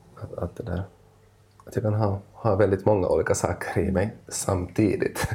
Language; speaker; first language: Swedish; non-native, local second language; Finnish